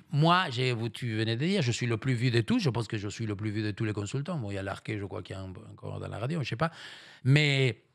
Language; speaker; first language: French; non-native, fluent; Spanish